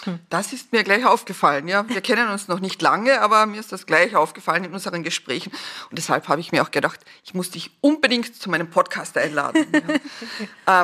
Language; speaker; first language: German; native; German